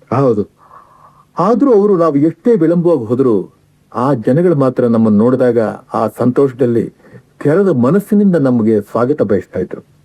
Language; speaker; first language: Kannada; native; Kannada